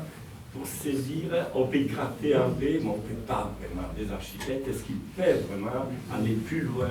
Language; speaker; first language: French; native; French